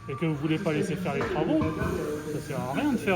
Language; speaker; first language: French; native; French